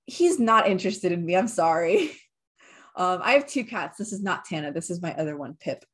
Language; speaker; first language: English; native; English